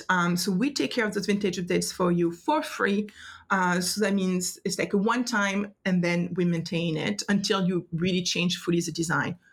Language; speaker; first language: English; non-native, fluent; French